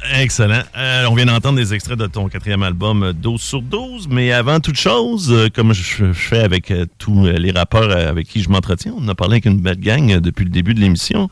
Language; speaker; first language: French; native; French